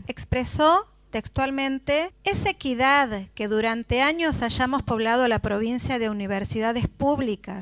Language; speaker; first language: Spanish; native; Spanish